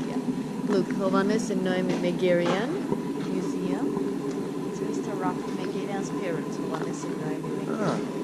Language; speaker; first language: English; non-native, fluent; Armenian